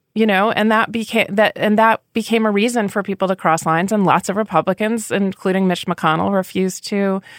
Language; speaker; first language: English; native; English